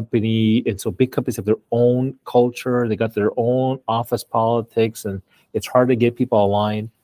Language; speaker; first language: English; native; English